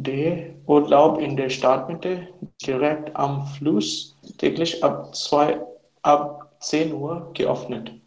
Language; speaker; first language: German; non-native, learner; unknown